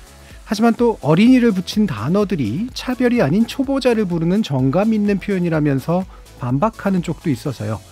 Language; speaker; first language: Korean; native; Korean